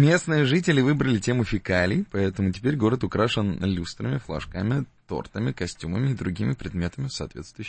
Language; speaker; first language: Russian; native; Russian